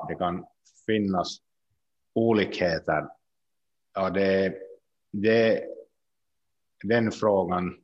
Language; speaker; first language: Swedish; non-native, local second language; Finnish